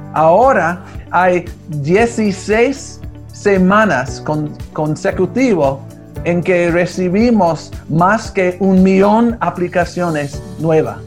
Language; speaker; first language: Spanish; early bilingual, heritage; Spanish